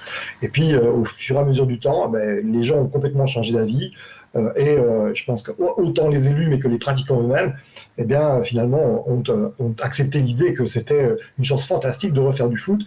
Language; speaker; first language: French; native; French